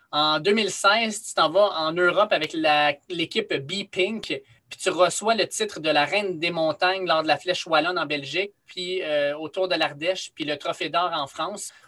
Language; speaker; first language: French; native; French